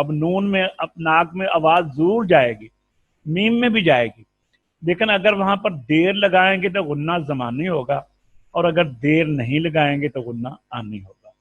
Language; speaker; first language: Urdu; non-native, local second language; Punjabi